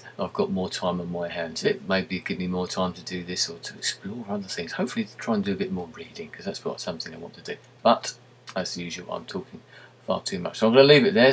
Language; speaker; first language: English; native; English